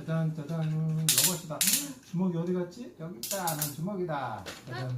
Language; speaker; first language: Korean; native; Korean